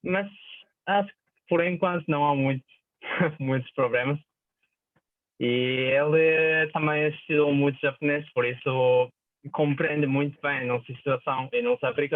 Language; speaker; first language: Portuguese; non-native, fluent; Japanese